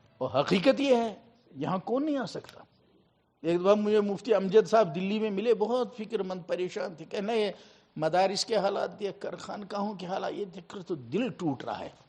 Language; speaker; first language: Urdu; non-native, local second language; Kashmiri